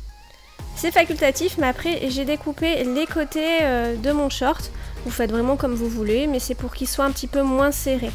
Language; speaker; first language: French; native; French